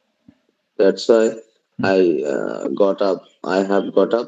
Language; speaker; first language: English; non-native, learner; Bangla